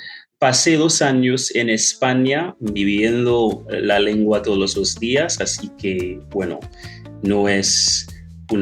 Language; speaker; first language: Spanish; non-native, fluent; English